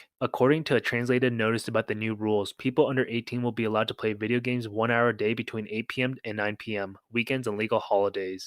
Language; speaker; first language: English; native; English